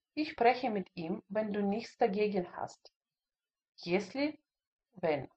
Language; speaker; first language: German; non-native, fluent; Russian